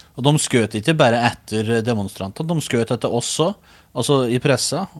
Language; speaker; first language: Norwegian; native; Norwegian